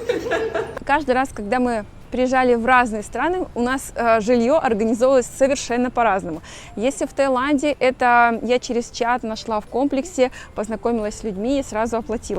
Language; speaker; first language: Russian; native; Russian